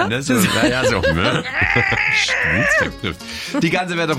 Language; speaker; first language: German; native; German